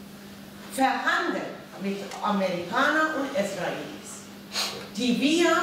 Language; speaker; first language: German; non-native, fluent; Persian